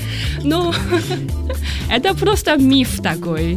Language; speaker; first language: Russian; non-native, learner; Chinese